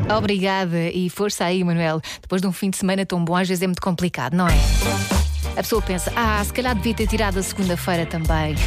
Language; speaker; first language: Portuguese; native; Portuguese